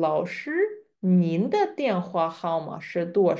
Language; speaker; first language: Chinese; non-native, fluent; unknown